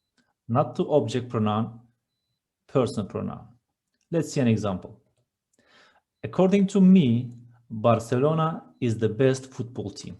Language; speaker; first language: English; non-native, fluent; Turkish